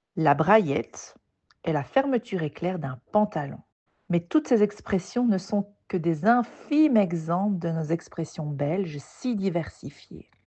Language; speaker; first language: French; native; French